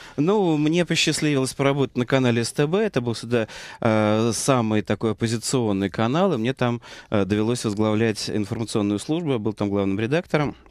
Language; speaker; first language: Russian; native; Russian